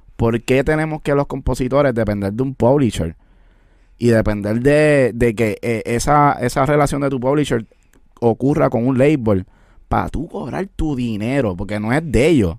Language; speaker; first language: Spanish; native; Spanish